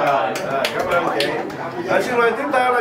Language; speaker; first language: Vietnamese; native; Vietnamese